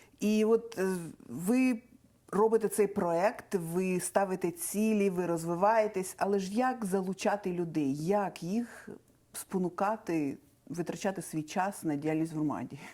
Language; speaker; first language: Ukrainian; native; Ukrainian